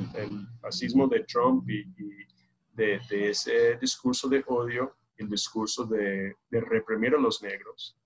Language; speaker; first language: Spanish; non-native, fluent; English